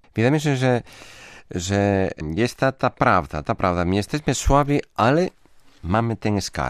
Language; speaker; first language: Polish; non-native, fluent; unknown